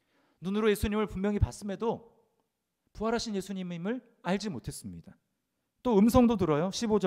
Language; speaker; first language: Korean; native; Korean